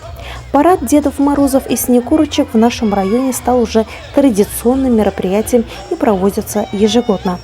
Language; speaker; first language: Russian; native; Russian